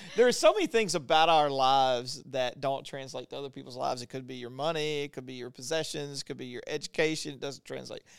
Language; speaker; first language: English; native; English